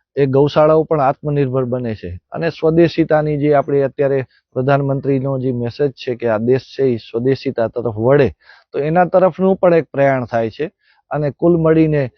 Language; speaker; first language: Gujarati; native; Gujarati